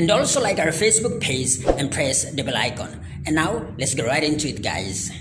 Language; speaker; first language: English; non-native, fluent; Indonesian